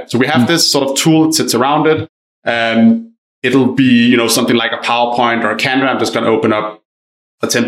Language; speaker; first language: English; non-native, fluent; Danish